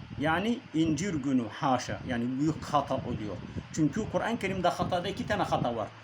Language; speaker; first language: Turkish; non-native, learner; Arabic